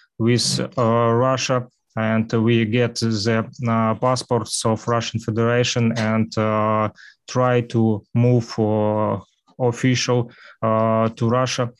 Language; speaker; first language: English; non-native, learner; Russian